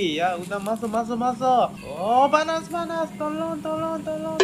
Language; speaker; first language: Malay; non-native, learner; Japanese